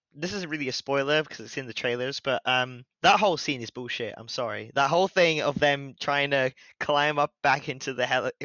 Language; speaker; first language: English; native; English